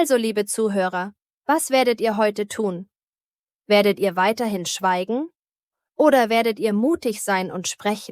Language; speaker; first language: German; native; German